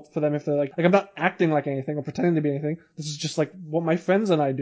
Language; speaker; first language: English; native; English